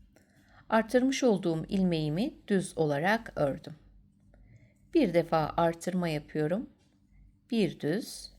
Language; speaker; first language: Turkish; native; Turkish